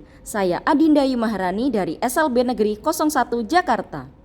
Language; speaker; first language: Indonesian; native; Indonesian